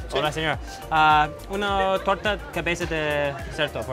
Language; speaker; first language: Spanish; non-native, learner; English